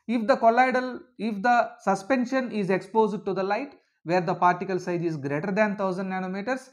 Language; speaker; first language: English; non-native, local second language; Telugu